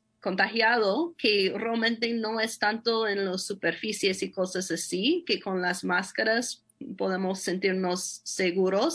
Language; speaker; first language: Spanish; non-native, fluent; English